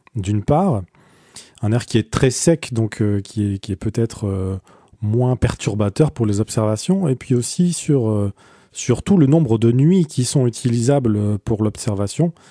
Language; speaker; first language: French; native; French